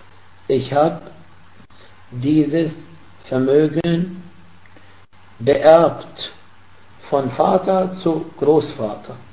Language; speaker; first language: German; non-native, fluent; Arabic